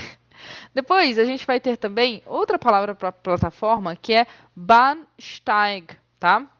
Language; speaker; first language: Portuguese; native; Portuguese